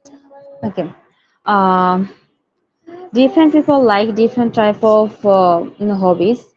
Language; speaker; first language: English; non-native, learner; Bangla